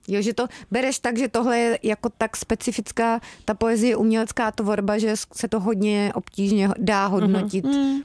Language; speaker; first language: Czech; native; Czech